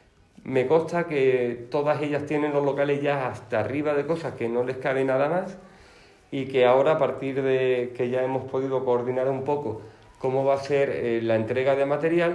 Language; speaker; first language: Spanish; native; Spanish